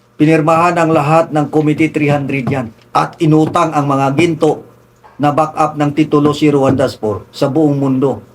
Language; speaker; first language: Filipino; non-native, local second language; Tausug